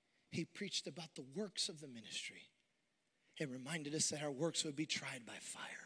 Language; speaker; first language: English; early bilingual, other home language; Spanish